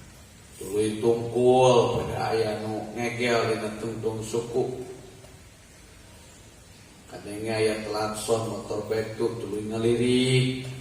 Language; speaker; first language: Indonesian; non-native, local second language; Sundanese